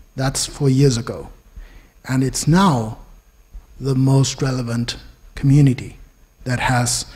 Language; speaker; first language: English; non-native, fluent; Spanish